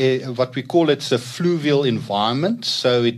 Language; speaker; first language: English; non-native, local second language; Afrikaans